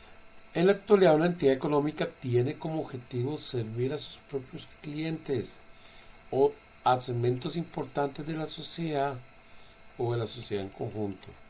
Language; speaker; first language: Spanish; native; Spanish